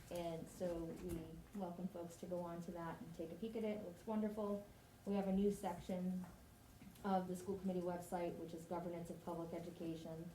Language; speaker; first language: English; native; English